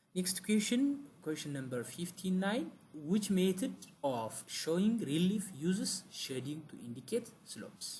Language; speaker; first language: English; non-native, local second language; Amharic